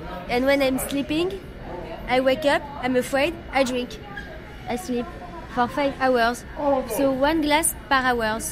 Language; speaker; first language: English; non-native, learner; French